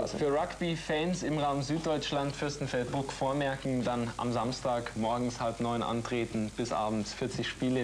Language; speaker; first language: German; native; German